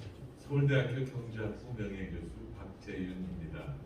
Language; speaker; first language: Korean; native; Korean